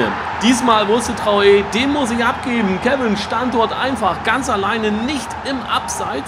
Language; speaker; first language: German; native; German